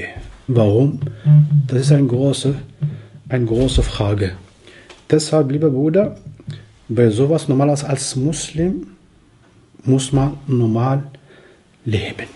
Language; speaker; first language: German; non-native, fluent; Arabic